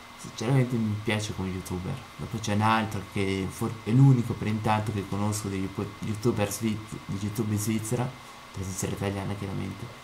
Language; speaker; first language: Italian; native; Italian